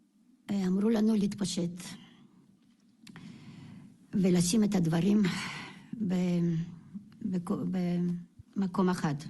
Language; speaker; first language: Hebrew; non-native, fluent; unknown